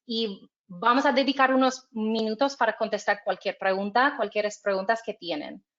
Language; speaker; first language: Spanish; non-native, fluent; English